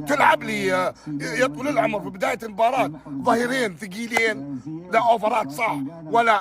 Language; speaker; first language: Arabic; native; Arabic